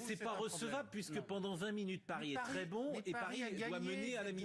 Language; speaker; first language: French; native; French